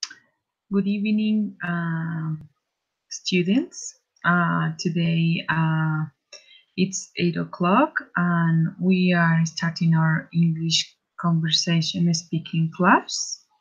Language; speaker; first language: English; non-native, fluent; Spanish